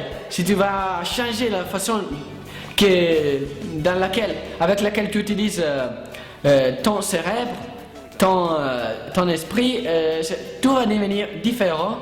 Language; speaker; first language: French; non-native, learner; Italian